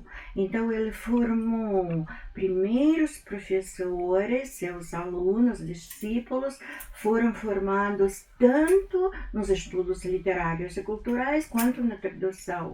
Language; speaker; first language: Portuguese; non-native, fluent; Russian